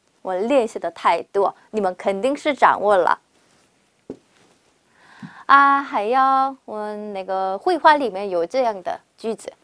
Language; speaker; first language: Chinese; non-native, fluent; Korean